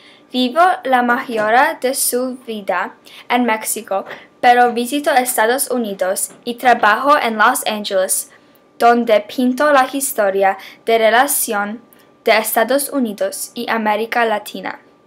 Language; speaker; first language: Spanish; non-native, learner; English